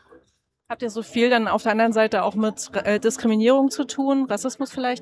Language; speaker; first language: German; native; German